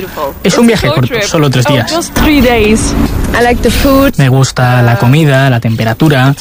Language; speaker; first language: Spanish; non-native, learner; German